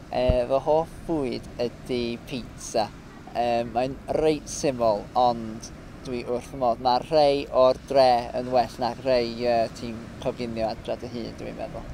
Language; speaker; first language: Welsh; non-native, fluent; English